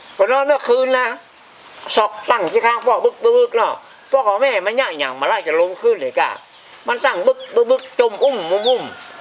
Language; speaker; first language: Thai; native; Thai